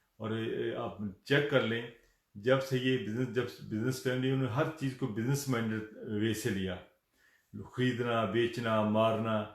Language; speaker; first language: Urdu; non-native, local second language; Punjabi